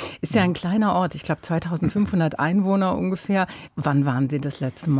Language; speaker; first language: German; native; German